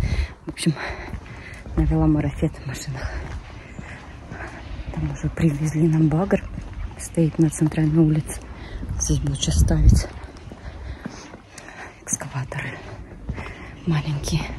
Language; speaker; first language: Russian; native; Russian